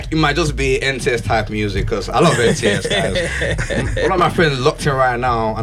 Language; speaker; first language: English; non-native, local second language; Yoruba